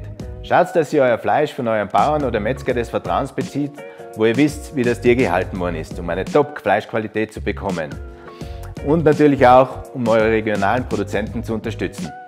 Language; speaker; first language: German; native; German